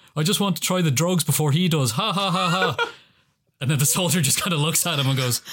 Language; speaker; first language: English; native; English